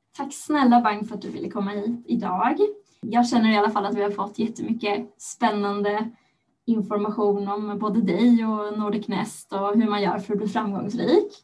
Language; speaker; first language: Swedish; native; Swedish